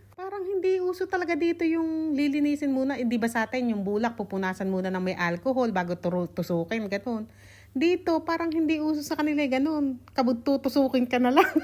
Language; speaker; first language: Filipino; native; Filipino